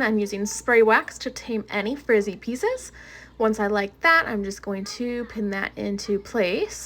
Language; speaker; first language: English; native; English